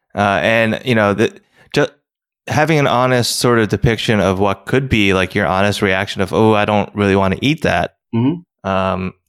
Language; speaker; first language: English; native; English